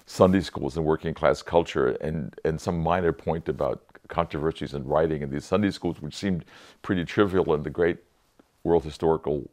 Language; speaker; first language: English; native; English